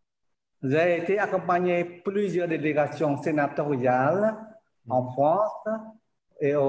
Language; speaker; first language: French; non-native, learner; Khmer